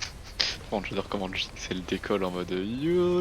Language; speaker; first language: French; native; French